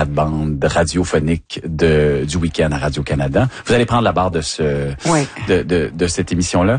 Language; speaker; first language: French; native; French